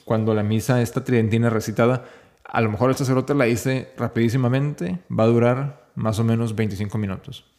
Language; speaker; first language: Spanish; native; Spanish